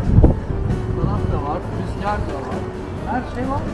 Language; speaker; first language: Turkish; early bilingual, heritage; Turkish